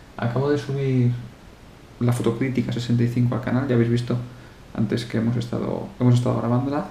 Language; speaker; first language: Spanish; native; Spanish